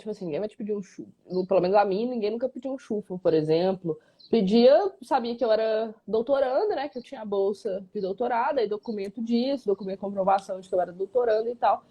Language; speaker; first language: Portuguese; native; Portuguese